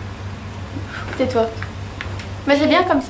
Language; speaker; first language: French; native; French